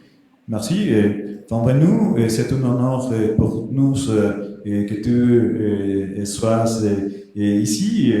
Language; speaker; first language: French; non-native, fluent; Spanish